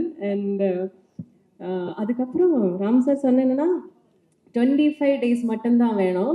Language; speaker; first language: Tamil; non-native, learner; Malayalam